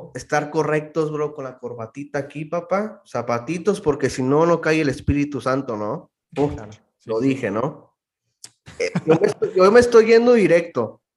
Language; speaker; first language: Spanish; native; Spanish